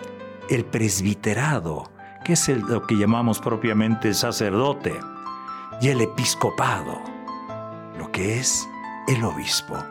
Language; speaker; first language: Spanish; native; Spanish